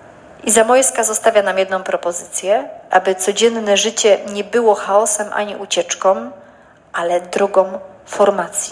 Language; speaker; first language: Polish; native; Polish